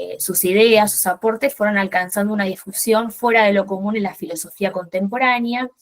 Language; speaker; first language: Spanish; native; Spanish